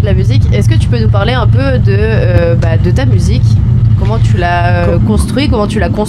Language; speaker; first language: French; native; French